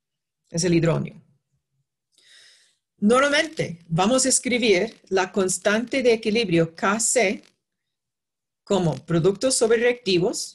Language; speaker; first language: Spanish; non-native, fluent; English